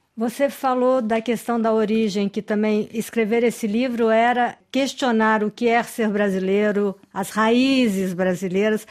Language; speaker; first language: Portuguese; native; Portuguese